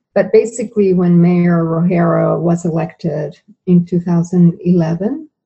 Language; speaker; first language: English; non-native, fluent; Spanish